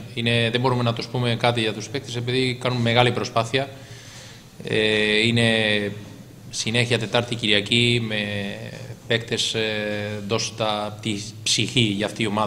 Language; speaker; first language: Greek; non-native, learner; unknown